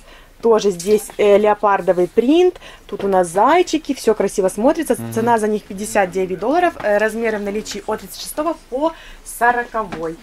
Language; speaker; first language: Russian; native; Russian